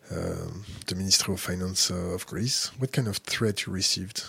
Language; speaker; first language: English; non-native, learner; French